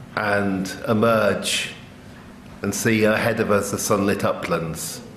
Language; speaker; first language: English; native; English